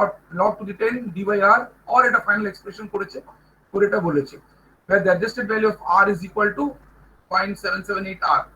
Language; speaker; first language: Bangla; native; Bangla